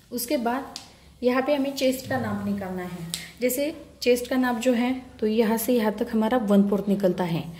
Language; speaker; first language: Hindi; non-native, local second language; Marathi